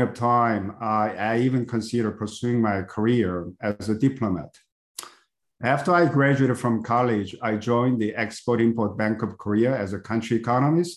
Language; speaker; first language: English; non-native, fluent; Korean